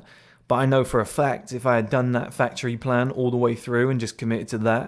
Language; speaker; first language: English; native; English